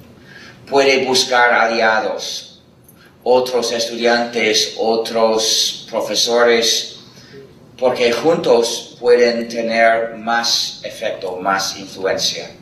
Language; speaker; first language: Spanish; non-native, fluent; English